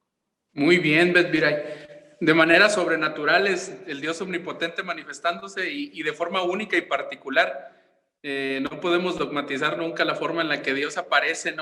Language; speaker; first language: Spanish; native; Spanish